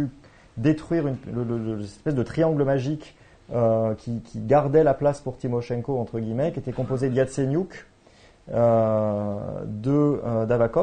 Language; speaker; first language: French; native; French